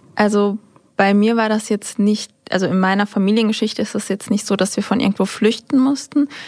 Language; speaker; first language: German; early bilingual, other home language; Turkish